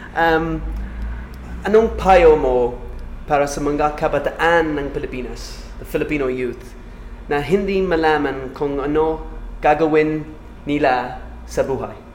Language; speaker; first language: Filipino; non-native, learner; English